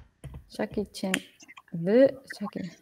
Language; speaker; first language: Polish; non-native, learner; Spanish